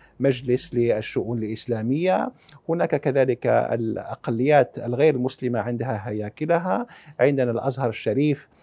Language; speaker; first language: Arabic; early bilingual, heritage; Arabic